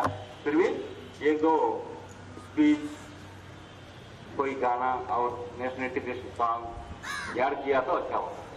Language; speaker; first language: Hindi; non-native, local second language; Kannada